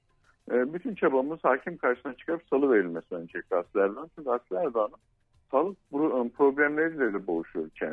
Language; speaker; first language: Turkish; native; Turkish